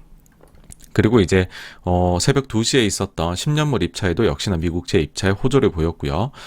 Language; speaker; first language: Korean; native; Korean